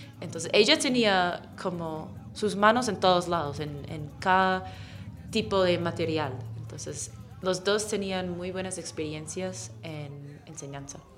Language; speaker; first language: Spanish; non-native, fluent; English